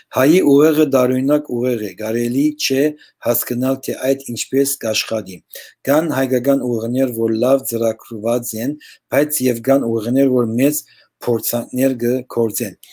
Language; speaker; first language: Armenian; early bilingual, heritage; Armenian